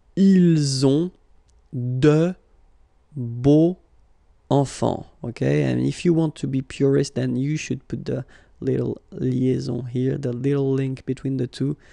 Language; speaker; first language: English; non-native, fluent; French